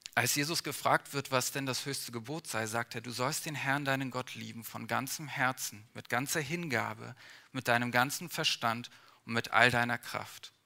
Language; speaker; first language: German; early bilingual, other home language; English